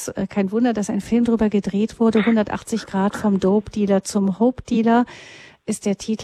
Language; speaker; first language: German; native; German